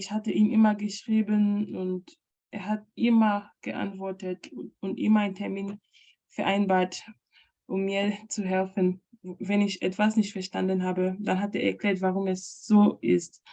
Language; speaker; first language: German; non-native, fluent; French